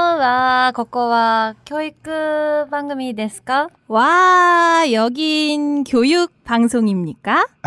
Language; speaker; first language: Korean; non-native, learner; Japanese